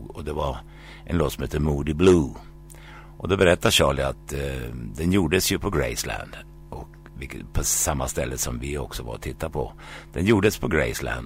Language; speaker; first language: Swedish; native; Swedish